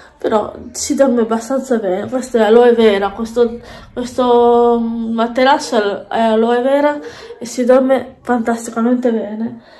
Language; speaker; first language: Italian; native; Italian